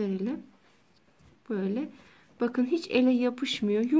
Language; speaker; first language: Turkish; native; Turkish